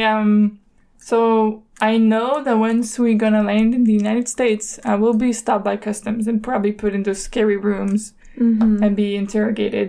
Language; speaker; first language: English; non-native, fluent; French